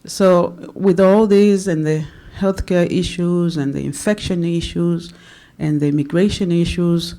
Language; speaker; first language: English; non-native, local second language; Swahili